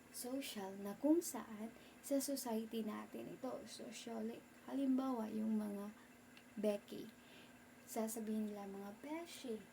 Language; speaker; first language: Filipino; non-native, local second language; Surigaonon